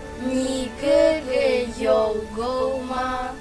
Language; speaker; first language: Chinese; non-native, learner; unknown